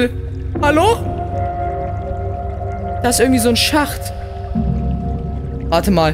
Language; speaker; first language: German; native; German